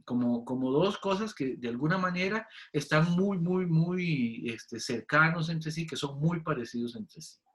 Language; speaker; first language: Spanish; native; Spanish